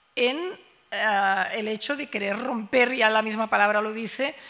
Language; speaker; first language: Spanish; non-native, local second language; Catalan